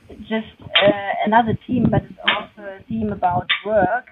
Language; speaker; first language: English; non-native, learner; German